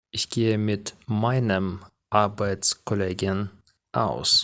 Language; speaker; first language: German; non-native, fluent; Ukrainian